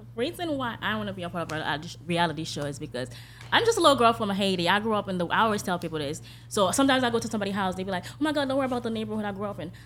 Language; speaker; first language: English; early bilingual, other home language; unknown